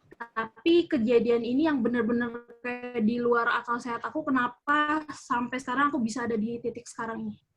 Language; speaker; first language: Indonesian; native; Indonesian